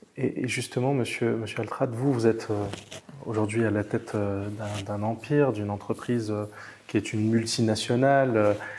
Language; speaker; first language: French; native; French